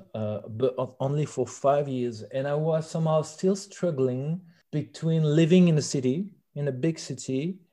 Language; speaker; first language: English; non-native, fluent; French